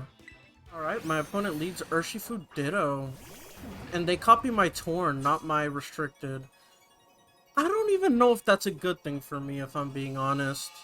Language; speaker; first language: English; native; English